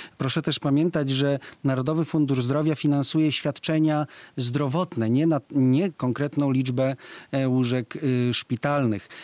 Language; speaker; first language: Polish; native; Polish